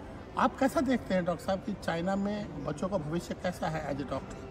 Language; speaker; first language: Hindi; native; Hindi